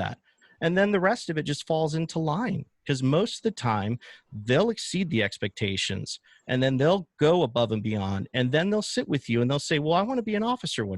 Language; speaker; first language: English; native; English